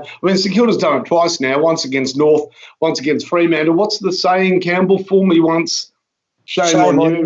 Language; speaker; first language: English; native; English